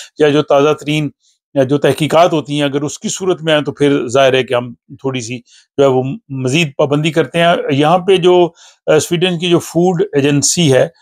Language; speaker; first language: Urdu; non-native, local second language; Punjabi